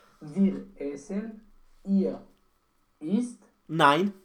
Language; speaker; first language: German; non-native, learner; Romanian